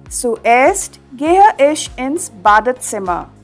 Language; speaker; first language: German; non-native, fluent; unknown